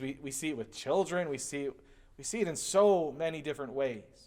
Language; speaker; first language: English; native; English